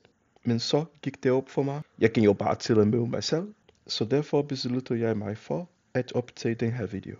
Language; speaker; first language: Danish; non-native, fluent; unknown